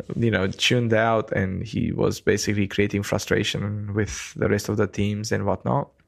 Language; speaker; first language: English; non-native, fluent; Romanian